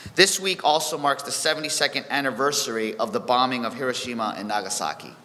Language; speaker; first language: English; early bilingual, other home language; Korean